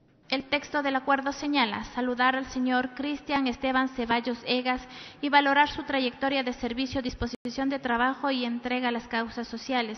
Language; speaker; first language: Spanish; native; Spanish